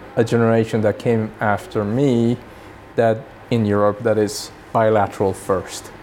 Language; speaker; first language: English; early bilingual, other home language; Swedish